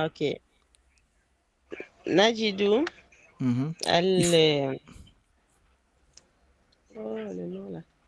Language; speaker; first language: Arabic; non-native, learner; French